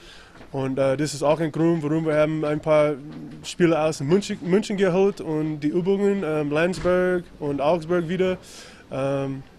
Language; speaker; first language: German; non-native, learner; English